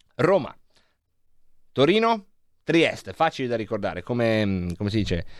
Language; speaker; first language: Italian; native; Italian